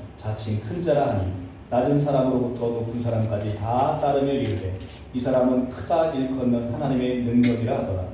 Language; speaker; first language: Korean; native; Korean